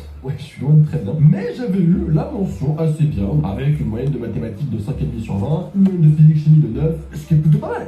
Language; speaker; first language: French; native; French